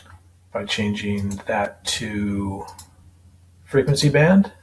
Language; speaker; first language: English; native; English